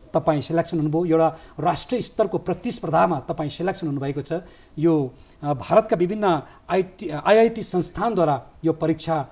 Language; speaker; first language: Nepali; native; Nepali